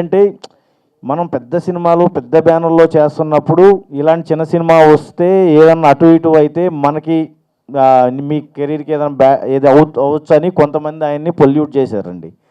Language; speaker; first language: Telugu; native; Telugu